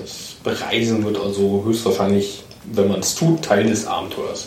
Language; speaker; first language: German; native; German